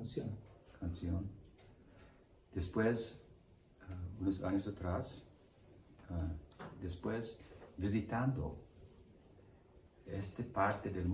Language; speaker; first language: Spanish; non-native, learner; English